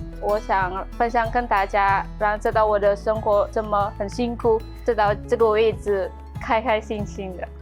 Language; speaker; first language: Chinese; non-native, learner; Indonesian